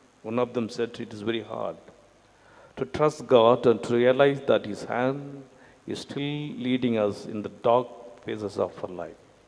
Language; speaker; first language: English; non-native, local second language; Tamil